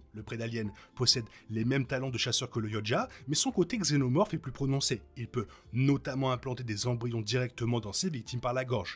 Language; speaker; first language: French; native; French